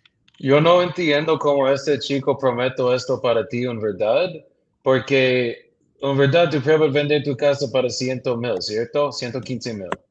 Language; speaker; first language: Spanish; non-native, learner; English